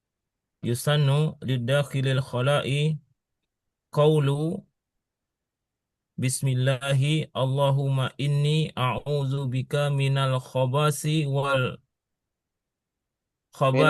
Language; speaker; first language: Arabic; non-native, learner; Indonesian